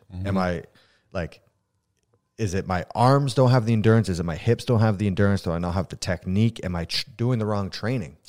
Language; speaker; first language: English; native; English